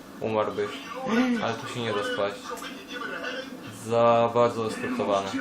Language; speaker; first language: Polish; native; Polish